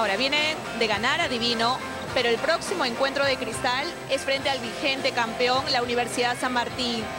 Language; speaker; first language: Spanish; native; Spanish